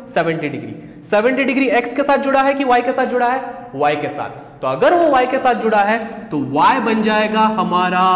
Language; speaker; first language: Hindi; native; Hindi